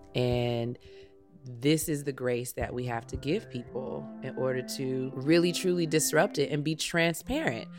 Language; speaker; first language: English; native; English